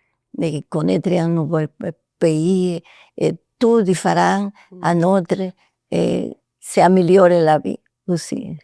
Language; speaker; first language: French; non-native, learner; Spanish